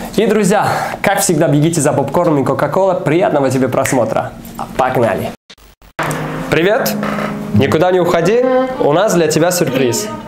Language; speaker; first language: Russian; non-native, local second language; Tajik